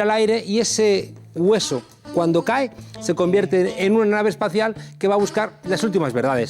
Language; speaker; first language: Spanish; native; Spanish